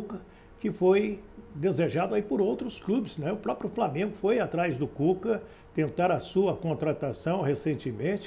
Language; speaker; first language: Portuguese; native; Portuguese